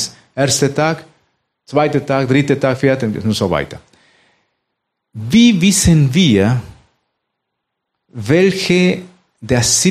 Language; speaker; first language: German; non-native, fluent; Spanish